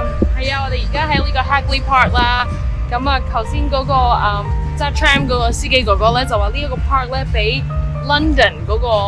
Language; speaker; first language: Chinese; native; Chinese